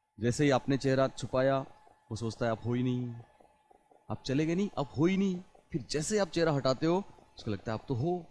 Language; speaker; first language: Hindi; native; Hindi